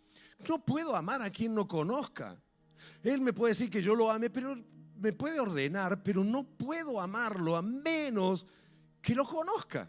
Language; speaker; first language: Spanish; native; Spanish